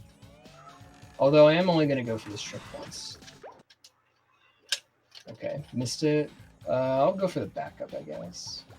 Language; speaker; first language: English; native; English